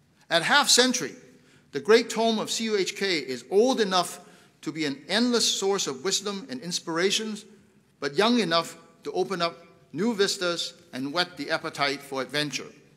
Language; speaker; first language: English; non-native, local second language; Cantonese